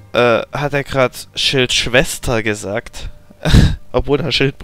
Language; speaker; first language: German; native; German